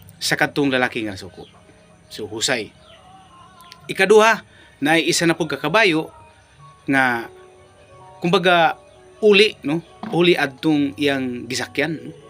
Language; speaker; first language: Cebuano; non-native, local second language; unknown